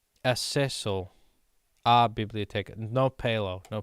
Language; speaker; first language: Portuguese; non-native, learner; English